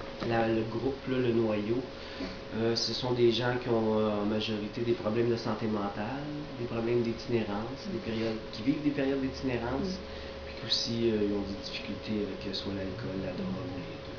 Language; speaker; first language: French; native; French